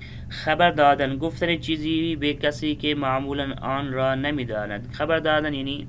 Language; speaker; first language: Persian; non-native, fluent; Urdu